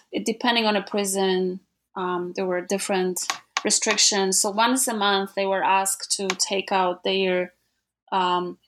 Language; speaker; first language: English; non-native, fluent; Polish